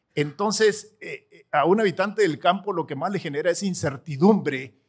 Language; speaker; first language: Spanish; native; Spanish